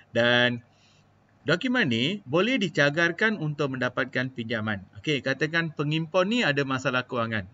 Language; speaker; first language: Malay; non-native, local second language; Malayalam